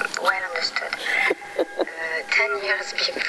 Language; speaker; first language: English; non-native, fluent; French